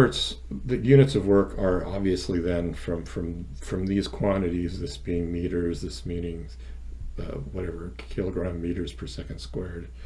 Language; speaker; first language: English; native; English